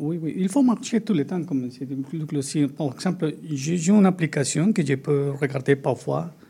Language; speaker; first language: French; non-native, fluent; Spanish